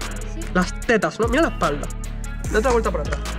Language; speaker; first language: Spanish; native; Spanish